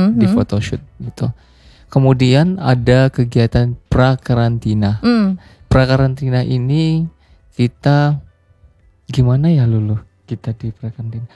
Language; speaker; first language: Indonesian; native; Indonesian